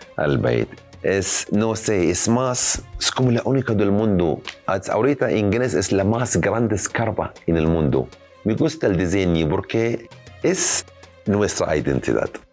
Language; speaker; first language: Spanish; non-native, learner; Arabic